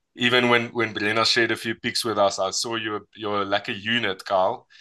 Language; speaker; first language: English; non-native, local second language; Afrikaans